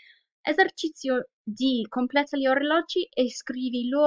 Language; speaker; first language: Italian; non-native, fluent; English